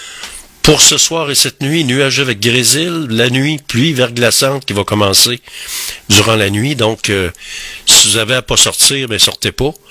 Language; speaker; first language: French; native; French